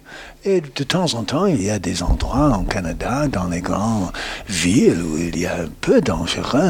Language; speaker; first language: French; non-native, learner; English